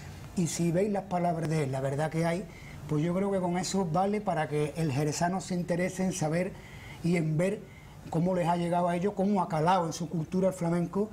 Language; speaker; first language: Spanish; native; Spanish